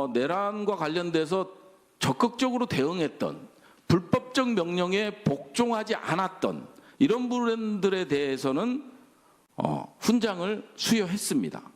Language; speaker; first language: Korean; native; Korean